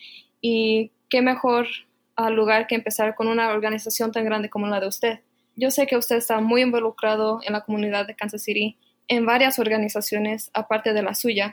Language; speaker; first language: Spanish; early bilingual, heritage; Spanish